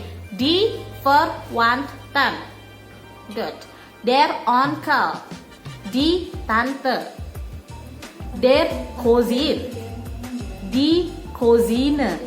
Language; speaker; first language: German; non-native, learner; Indonesian